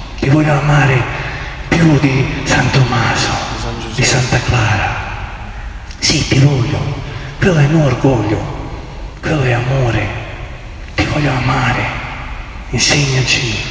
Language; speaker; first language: Italian; non-native, fluent; Croatian